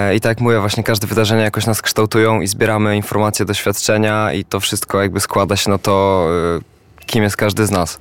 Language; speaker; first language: Polish; native; Polish